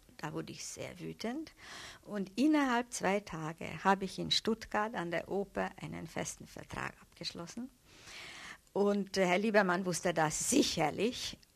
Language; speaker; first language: German; non-native, fluent; Hungarian